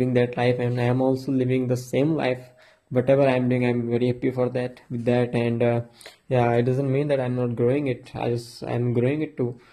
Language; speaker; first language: English; non-native, local second language; Hindi